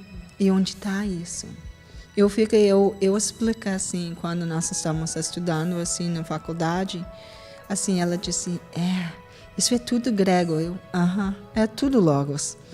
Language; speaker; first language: Portuguese; non-native, fluent; English